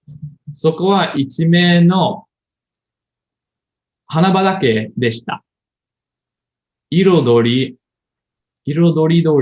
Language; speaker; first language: Japanese; non-native, learner; English